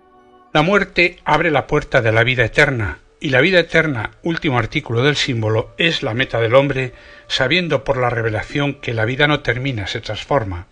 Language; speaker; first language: Spanish; native; Spanish